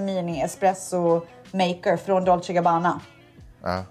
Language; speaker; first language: Swedish; native; Swedish